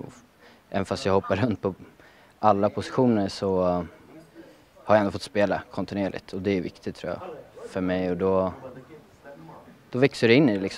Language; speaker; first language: Swedish; native; Swedish